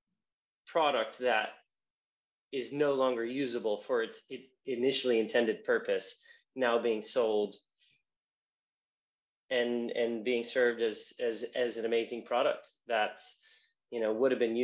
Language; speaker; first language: English; native; English